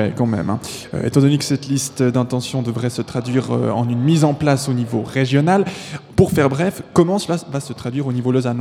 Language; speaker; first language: French; native; French